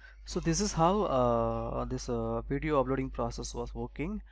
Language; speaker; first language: English; non-native, local second language; Tamil